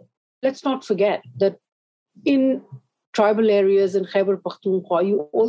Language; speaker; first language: English; non-native, local second language; Urdu